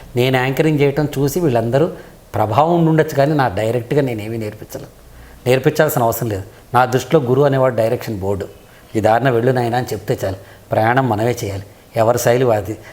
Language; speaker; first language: Telugu; native; Telugu